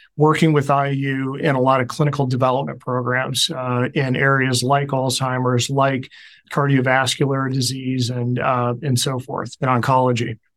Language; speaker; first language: English; native; English